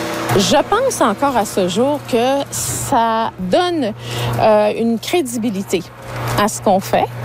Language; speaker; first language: French; native; French